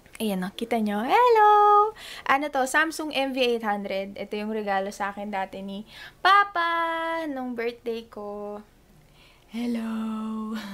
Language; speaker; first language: Filipino; native; Filipino